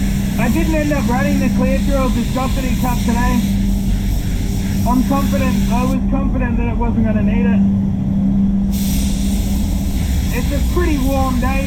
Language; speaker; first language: English; native; English